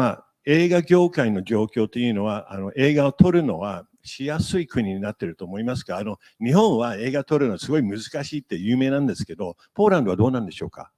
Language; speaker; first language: Japanese; native; Japanese